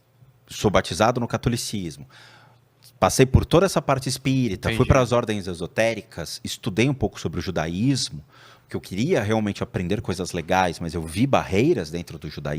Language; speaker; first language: Portuguese; native; Portuguese